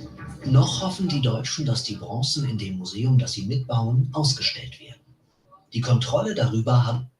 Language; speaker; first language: German; native; German